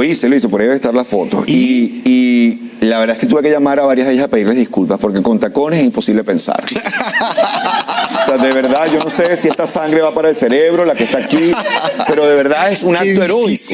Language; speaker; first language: Spanish; native; Spanish